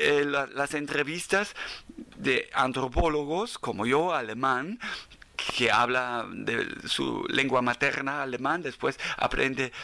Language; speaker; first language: Spanish; non-native, fluent; German